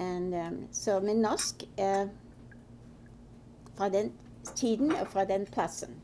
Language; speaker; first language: Norwegian; early bilingual, heritage; Norwegian